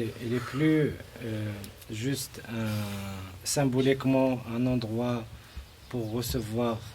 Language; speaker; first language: French; non-native, local second language; Arabic